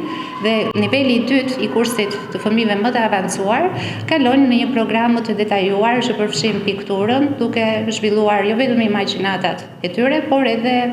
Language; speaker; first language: Albanian; native; Albanian